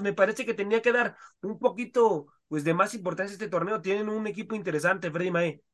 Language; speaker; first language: Spanish; native; Spanish